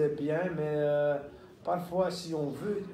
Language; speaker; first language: French; non-native, local second language; Dutch